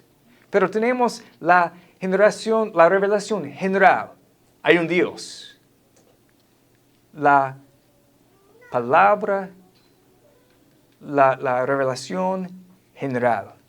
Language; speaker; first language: Spanish; non-native, fluent; English